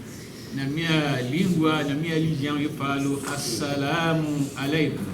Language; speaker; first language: Portuguese; non-native, fluent; Yoruba